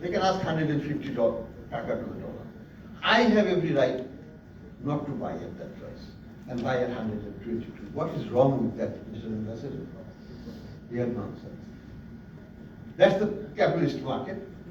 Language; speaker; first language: English; non-native, local second language; Bangla